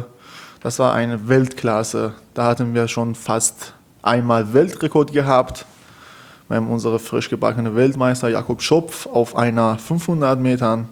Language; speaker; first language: German; non-native, learner; Persian